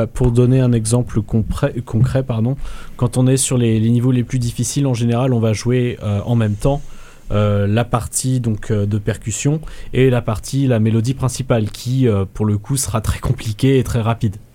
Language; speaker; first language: French; native; French